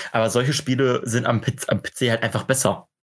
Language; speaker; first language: German; native; German